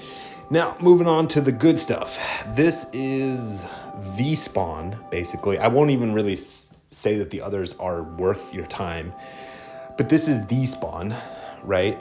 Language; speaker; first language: English; native; English